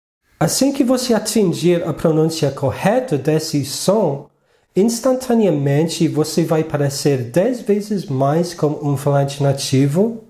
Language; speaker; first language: Portuguese; non-native, fluent; English